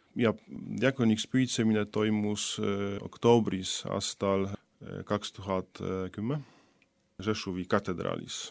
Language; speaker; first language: Estonian; non-native, fluent; Polish